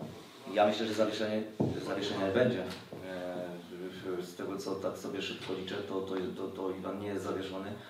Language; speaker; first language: Polish; native; Polish